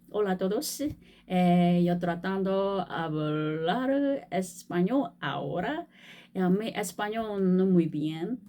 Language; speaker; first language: Spanish; non-native, learner; Korean